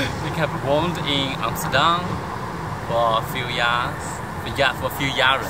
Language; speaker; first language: Dutch; non-native, learner; Chinese